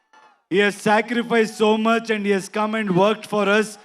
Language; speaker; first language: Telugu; non-native, learner; Kannada